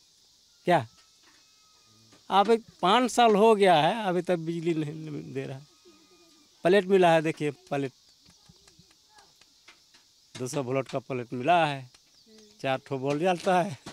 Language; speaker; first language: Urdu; non-native, local second language; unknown